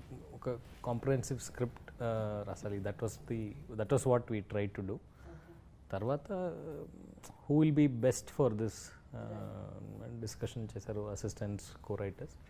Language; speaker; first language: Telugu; non-native, learner; Tamil